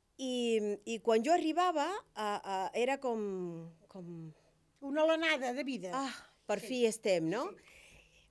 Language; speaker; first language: Catalan; non-native, fluent; Spanish